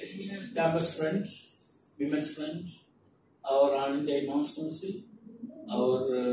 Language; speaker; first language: Hindi; non-native, local second language; Malayalam